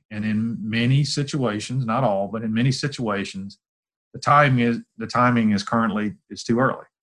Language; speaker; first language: English; native; English